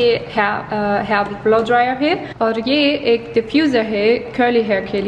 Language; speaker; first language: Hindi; non-native, learner; German